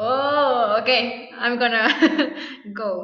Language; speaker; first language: English; non-native, learner; Spanish